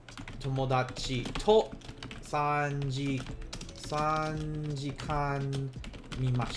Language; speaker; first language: Japanese; non-native, learner; English